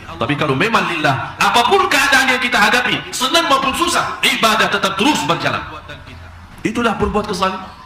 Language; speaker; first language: Malay; non-native, fluent; Arabic